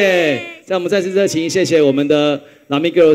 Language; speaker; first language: Chinese; native; Chinese